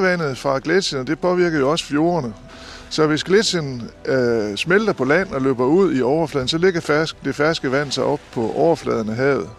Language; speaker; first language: Danish; native; Danish